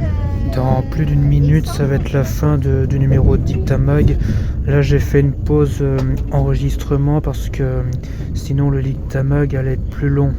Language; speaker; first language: French; native; French